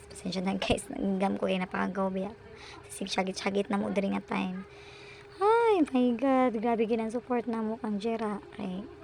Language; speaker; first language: Cebuano; native; Cebuano